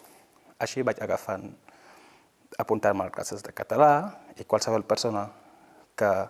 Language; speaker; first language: Catalan; non-native, fluent; Fula